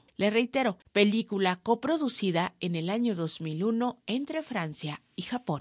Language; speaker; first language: Spanish; native; Spanish